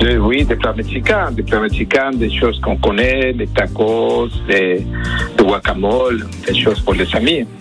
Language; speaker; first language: French; non-native, fluent; Spanish